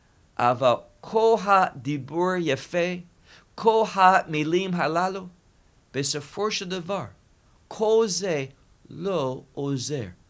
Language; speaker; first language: Hebrew; non-native, fluent; English